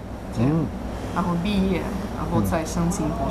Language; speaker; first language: Chinese; non-native, fluent; Russian